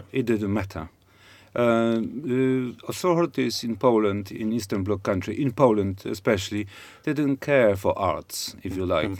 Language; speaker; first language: English; non-native, fluent; Polish